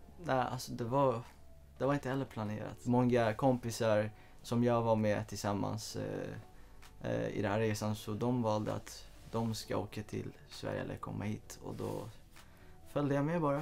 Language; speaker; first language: Swedish; non-native, fluent; Persian